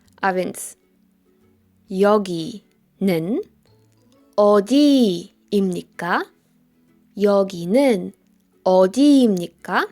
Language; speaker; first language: Korean; non-native, fluent; Polish